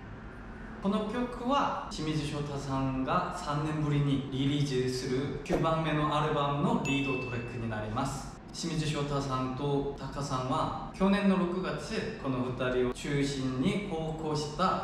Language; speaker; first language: Japanese; non-native, fluent; Korean